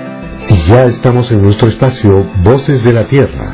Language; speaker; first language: Spanish; native; Spanish